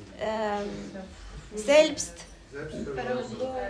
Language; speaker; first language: German; non-native, fluent; Russian